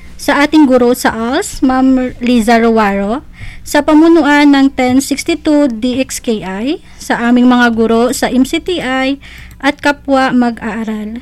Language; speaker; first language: Filipino; non-native, local second language; Hiligaynon